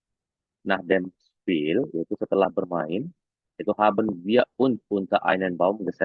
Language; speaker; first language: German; non-native, fluent; Indonesian